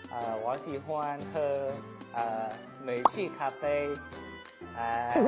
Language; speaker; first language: Chinese; non-native, learner; Thai